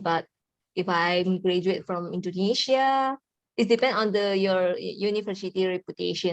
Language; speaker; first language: English; non-native, learner; Indonesian